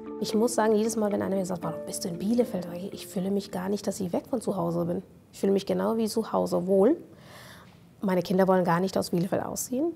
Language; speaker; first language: German; non-native, fluent; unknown